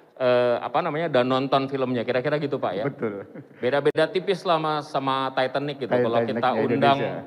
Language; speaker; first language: Indonesian; native; Indonesian